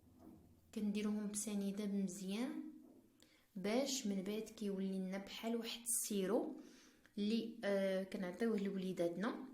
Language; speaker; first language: Arabic; native; Arabic